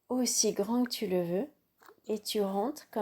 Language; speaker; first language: French; native; French